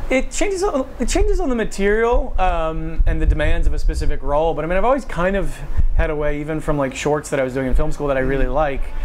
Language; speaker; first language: English; native; English